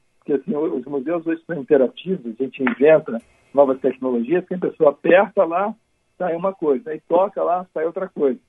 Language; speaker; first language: Portuguese; native; Portuguese